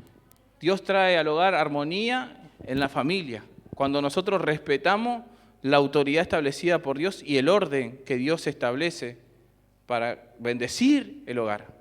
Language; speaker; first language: Spanish; native; Spanish